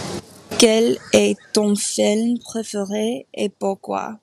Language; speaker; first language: French; non-native, learner; English